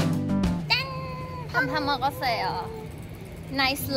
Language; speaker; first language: Korean; non-native, fluent; Thai